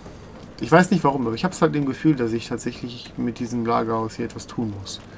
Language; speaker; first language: German; native; German